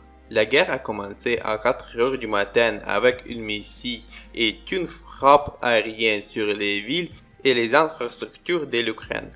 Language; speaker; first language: French; non-native, learner; Ukrainian